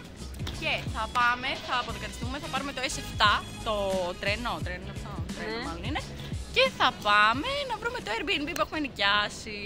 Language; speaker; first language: Greek; native; Greek